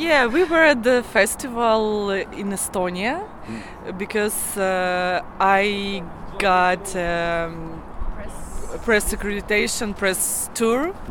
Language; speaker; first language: English; non-native, learner; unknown